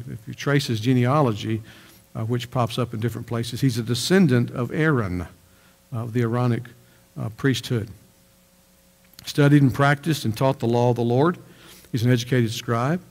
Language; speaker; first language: English; native; English